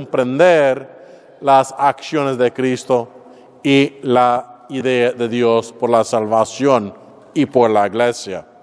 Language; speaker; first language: Spanish; non-native, fluent; English